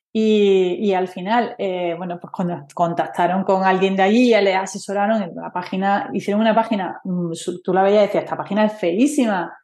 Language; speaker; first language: Spanish; native; Spanish